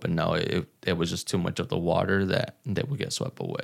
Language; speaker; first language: English; early bilingual, other home language; Spanish